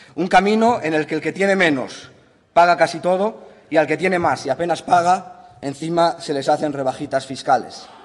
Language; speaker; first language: Spanish; native; Spanish